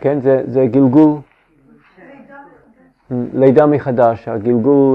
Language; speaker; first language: Hebrew; non-native, fluent; English